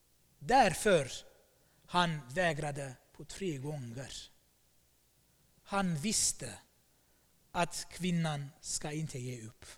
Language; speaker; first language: Swedish; non-native, fluent; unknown